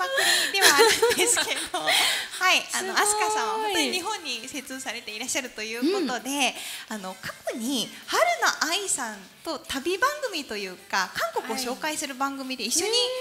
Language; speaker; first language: Japanese; native; Japanese